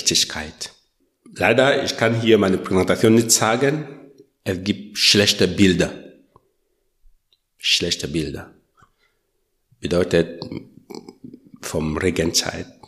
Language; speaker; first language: German; non-native, learner; French